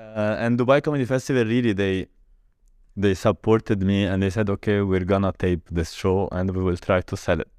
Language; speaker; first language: English; non-native, fluent; Arabic